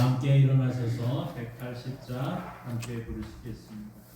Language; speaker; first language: Korean; native; Korean